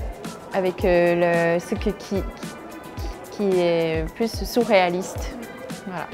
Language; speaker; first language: French; non-native, fluent; Chinese